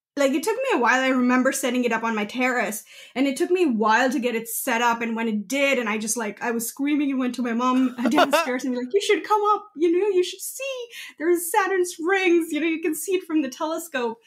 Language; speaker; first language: English; non-native, local second language; Gujarati